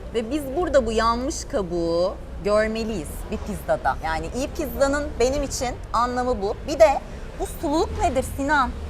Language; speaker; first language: Turkish; native; Turkish